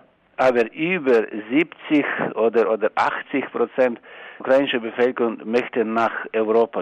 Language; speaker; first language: German; non-native, learner; Ukrainian